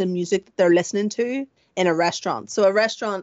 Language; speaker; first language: English; native; English